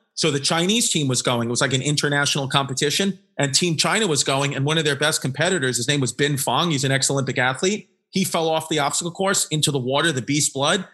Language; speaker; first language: English; native; English